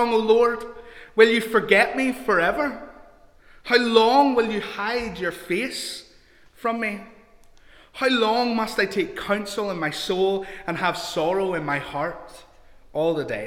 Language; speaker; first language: English; native; English